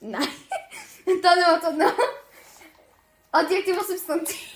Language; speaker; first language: Norwegian; non-native, fluent; Arabic